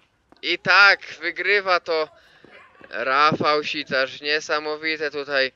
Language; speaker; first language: Polish; native; Polish